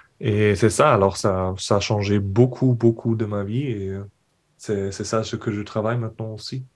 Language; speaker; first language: French; non-native, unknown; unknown